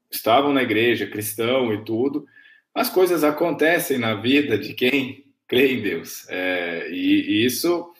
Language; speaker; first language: Portuguese; native; Portuguese